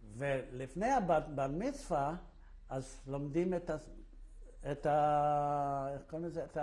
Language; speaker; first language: Hebrew; non-native, fluent; Polish